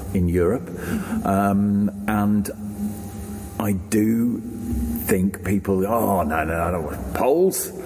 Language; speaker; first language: English; native; English